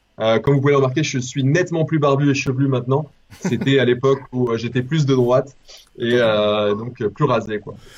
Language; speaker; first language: French; early bilingual, other home language; Spanish